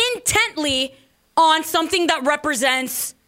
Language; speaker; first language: English; early bilingual, other home language; Spanish